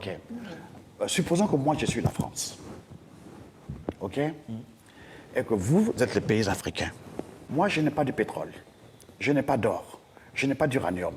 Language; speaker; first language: French; non-native, local second language; Dyula